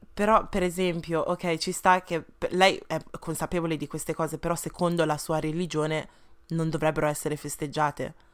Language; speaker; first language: Italian; early bilingual, other home language; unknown